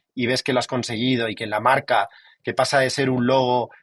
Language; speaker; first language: Spanish; native; Spanish